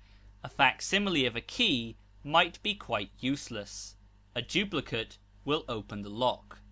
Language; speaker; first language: English; native; English